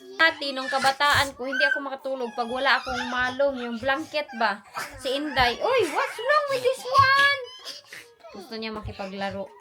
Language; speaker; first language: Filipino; non-native, local second language; Cebuano